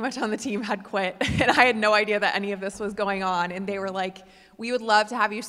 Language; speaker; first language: English; native; English